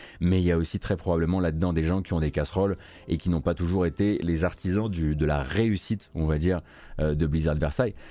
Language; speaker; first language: French; native; French